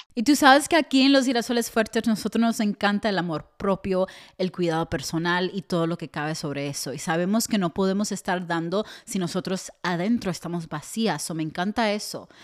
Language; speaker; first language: Spanish; early bilingual, heritage; Spanish